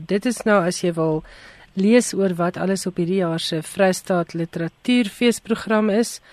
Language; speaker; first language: Afrikaans; native; Afrikaans